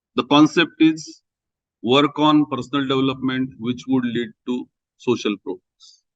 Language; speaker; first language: English; non-native, local second language; Marathi